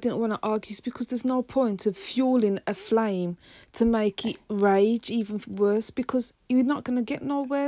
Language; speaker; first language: English; native; English